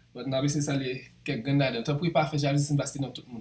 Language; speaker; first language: French; non-native, local second language; Haitian Creole